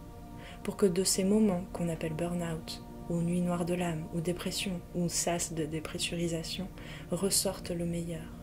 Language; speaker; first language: French; native; French